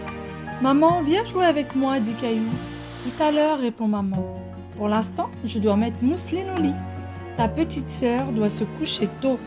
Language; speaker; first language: French; native; French